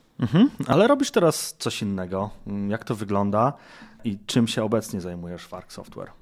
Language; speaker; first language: Polish; native; Polish